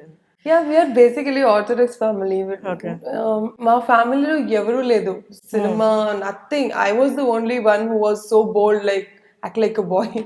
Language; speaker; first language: Telugu; non-native, learner; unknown